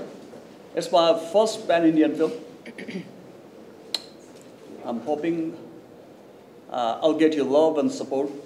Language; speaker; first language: English; non-native, learner; Bangla